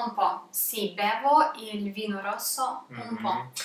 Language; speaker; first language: Italian; non-native, learner; Russian